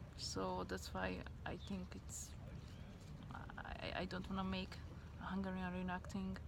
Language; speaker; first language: English; non-native, learner; Hungarian